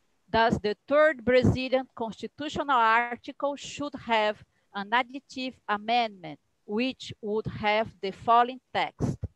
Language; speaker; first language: English; non-native, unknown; Portuguese